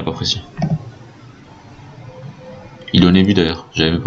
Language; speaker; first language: French; native; French